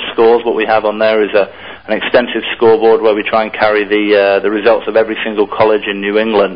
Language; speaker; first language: English; native; English